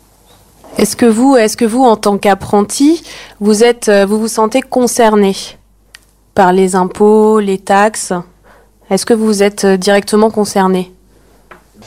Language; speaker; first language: French; native; French